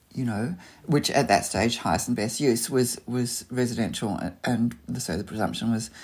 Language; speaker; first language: English; native; English